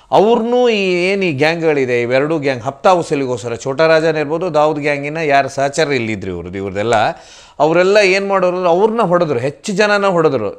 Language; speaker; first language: Kannada; non-native, local second language; Tulu